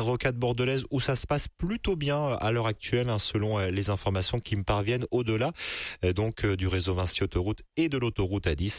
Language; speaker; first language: French; native; French